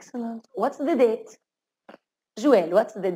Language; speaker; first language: English; non-native, fluent; Arabic